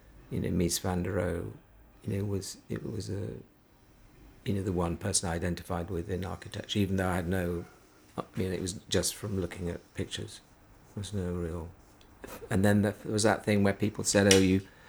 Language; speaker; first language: English; native; English